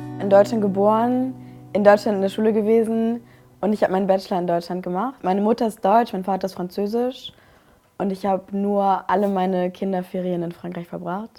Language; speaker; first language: German; native; German